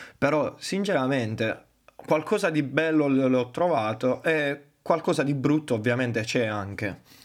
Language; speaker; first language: Italian; native; Italian